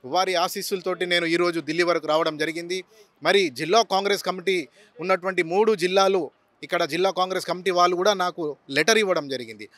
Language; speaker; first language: Telugu; non-native, local second language; Lambadi